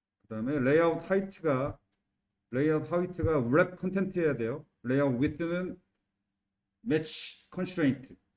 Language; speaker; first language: Korean; native; Korean